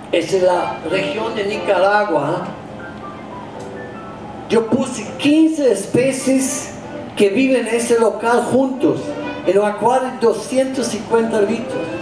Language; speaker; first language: Spanish; non-native, fluent; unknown